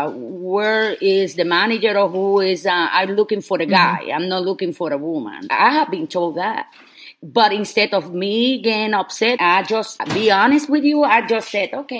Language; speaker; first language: English; non-native, fluent; Spanish